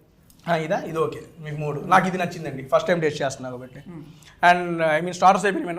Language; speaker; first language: Telugu; native; Telugu